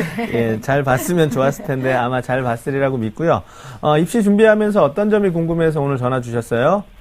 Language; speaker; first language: Korean; native; Korean